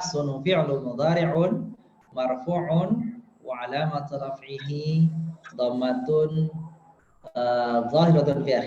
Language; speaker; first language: Arabic; non-native, fluent; Indonesian